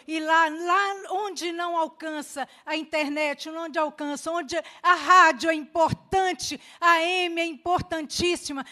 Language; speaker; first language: Portuguese; native; Portuguese